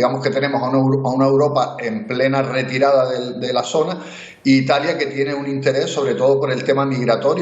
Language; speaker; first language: Spanish; native; Spanish